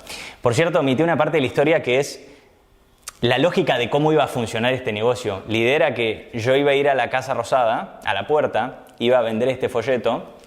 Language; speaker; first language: Spanish; native; Spanish